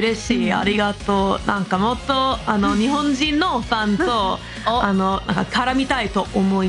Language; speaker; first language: Japanese; non-native, fluent; English